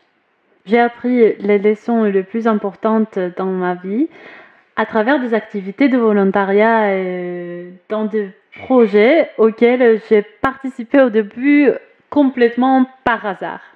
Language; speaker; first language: French; non-native, fluent; Greek